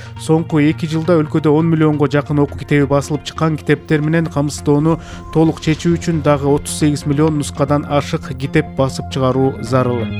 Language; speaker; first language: Kyrgyz; native; Kyrgyz